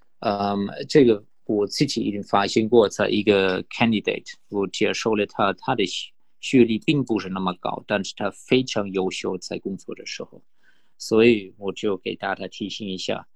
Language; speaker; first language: Chinese; non-native, fluent; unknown